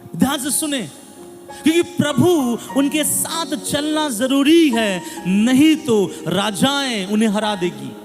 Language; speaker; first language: Hindi; non-native, local second language; Bangla